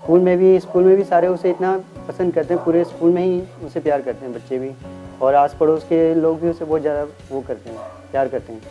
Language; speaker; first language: Hindi; native; Hindi